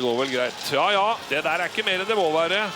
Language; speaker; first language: Norwegian; native; Norwegian